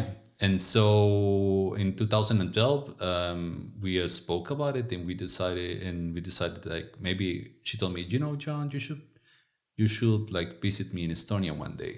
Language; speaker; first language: English; non-native, fluent; Spanish